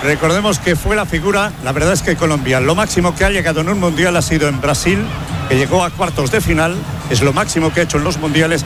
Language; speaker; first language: Spanish; native; Spanish